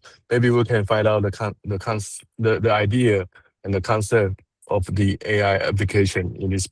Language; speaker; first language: English; non-native, learner; Chinese